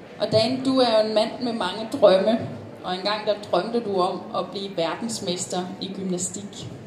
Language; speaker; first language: Danish; native; Danish